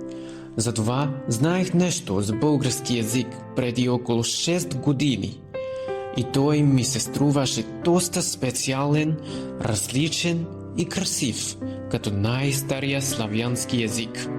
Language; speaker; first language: Bulgarian; non-native, learner; Chinese